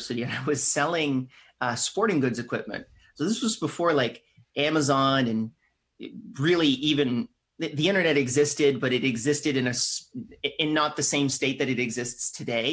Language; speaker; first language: English; native; English